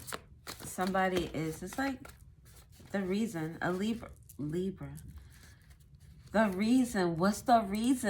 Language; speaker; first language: English; native; English